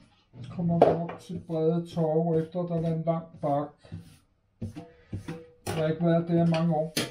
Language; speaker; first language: Danish; native; Danish